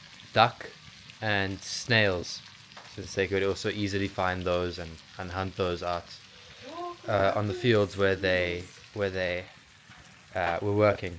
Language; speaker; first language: English; native; English